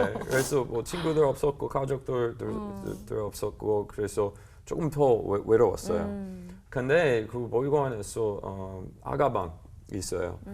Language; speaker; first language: Korean; non-native, learner; English